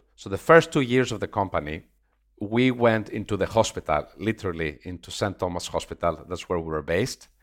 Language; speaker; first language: English; non-native, fluent; Greek